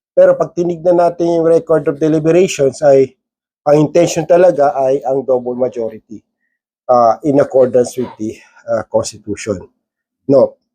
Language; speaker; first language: Filipino; non-native, local second language; Maguindanaon